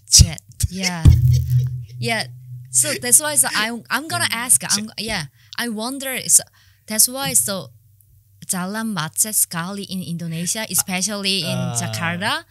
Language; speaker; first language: English; non-native, learner; Korean